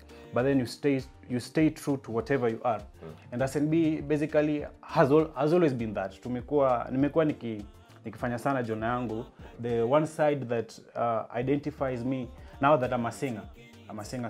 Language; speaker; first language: English; non-native, local second language; Luo (Kenya and Tanzania)